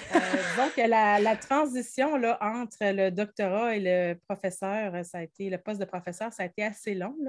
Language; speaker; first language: French; native; French